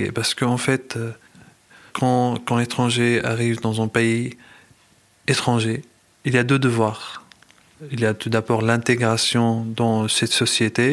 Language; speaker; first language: French; non-native, fluent; Arabic